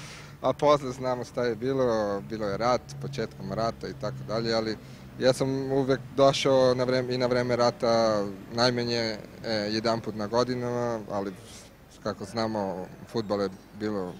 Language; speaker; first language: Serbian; non-native, learner; Italian